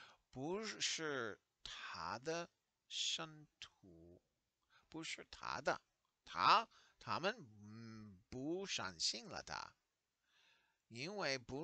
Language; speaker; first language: Chinese; non-native, learner; English